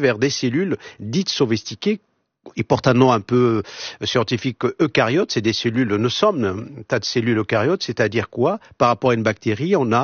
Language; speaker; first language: French; non-native, local second language; Arabic